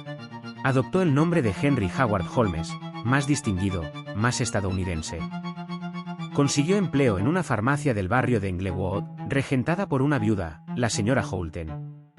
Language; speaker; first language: Spanish; native; Spanish